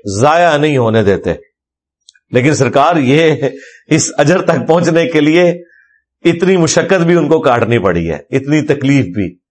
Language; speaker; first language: Urdu; non-native, local second language; Punjabi